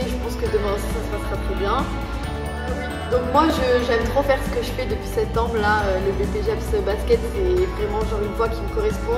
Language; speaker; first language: French; native; French